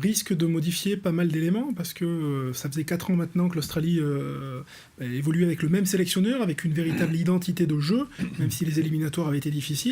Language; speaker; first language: French; native; French